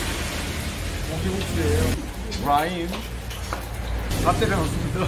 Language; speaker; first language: Korean; native; Korean